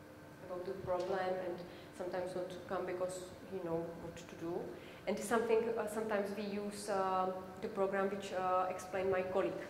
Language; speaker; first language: English; non-native, learner; Czech